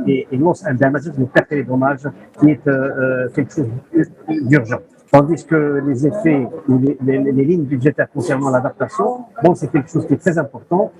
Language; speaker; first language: French; non-native, local second language; Arabic